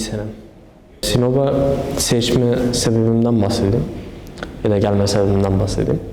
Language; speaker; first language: Turkish; early bilingual, other home language; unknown